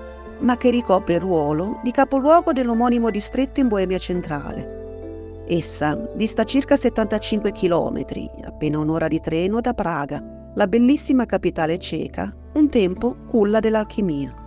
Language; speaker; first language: Italian; native; Italian